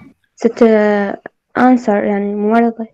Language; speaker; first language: Arabic; native; Arabic